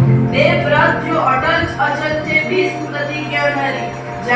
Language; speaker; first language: Hindi; non-native, local second language; Odia